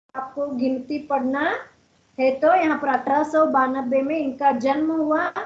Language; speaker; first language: Hindi; non-native, local second language; Kannada